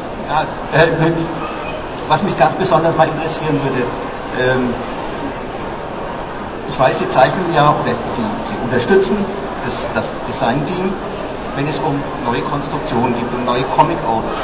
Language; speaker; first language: German; native; German